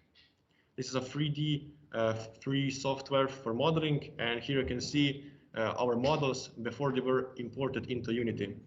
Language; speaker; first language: English; non-native, fluent; Slovenian